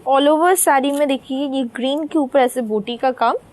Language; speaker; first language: Hindi; non-native, local second language; Bangla